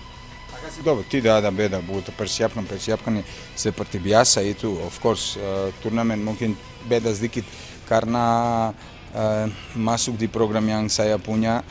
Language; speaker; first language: Indonesian; non-native, fluent; Serbian